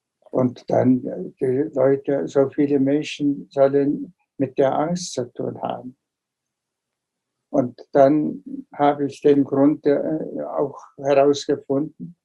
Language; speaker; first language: German; non-native, fluent; Tuvinian